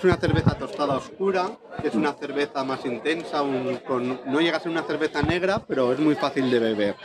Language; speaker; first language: Spanish; native; Spanish